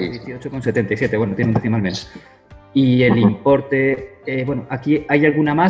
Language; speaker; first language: Spanish; native; Spanish